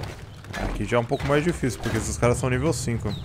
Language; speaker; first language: Portuguese; native; Portuguese